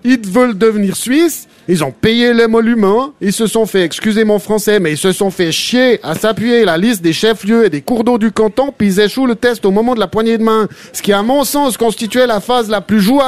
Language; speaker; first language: French; native; French